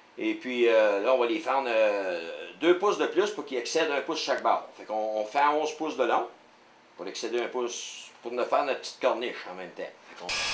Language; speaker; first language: French; native; French